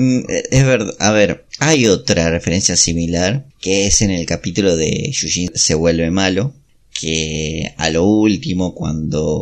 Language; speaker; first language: Spanish; native; Spanish